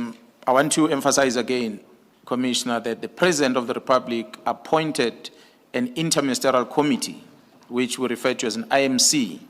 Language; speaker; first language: English; non-native, local second language; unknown